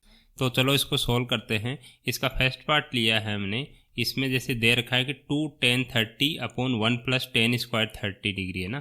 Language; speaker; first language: Hindi; native; Hindi